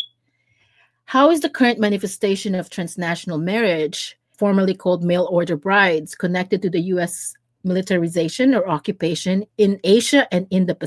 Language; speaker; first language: English; non-native, local second language; Filipino